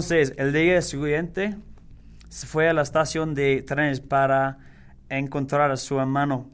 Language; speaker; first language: Spanish; non-native, learner; English